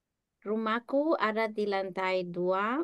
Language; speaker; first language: Indonesian; non-native, learner; English